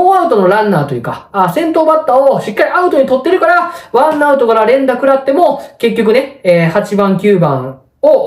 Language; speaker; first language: Japanese; native; Japanese